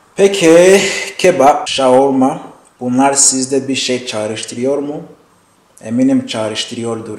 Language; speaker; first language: Turkish; non-native, fluent; Arabic